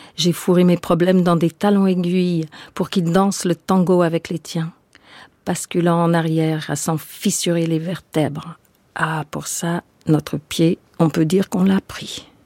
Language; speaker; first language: French; non-native, fluent; English